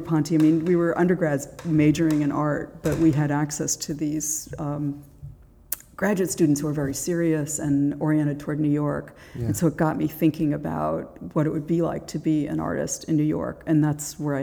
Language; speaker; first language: English; native; English